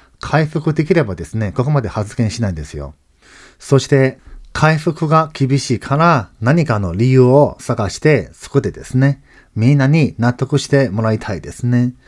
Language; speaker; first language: Japanese; non-native, fluent; Chinese